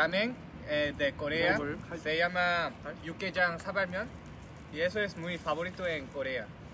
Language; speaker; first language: Spanish; non-native, learner; Korean